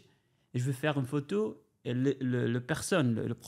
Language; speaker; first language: French; non-native, learner; Albanian